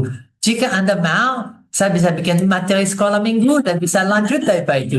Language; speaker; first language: Indonesian; non-native, fluent; English